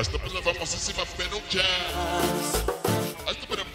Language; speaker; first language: Spanish; native; Spanish